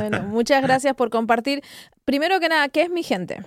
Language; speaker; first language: Spanish; native; Spanish